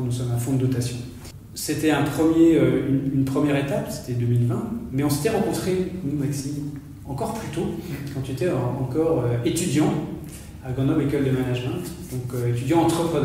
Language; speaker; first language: French; native; French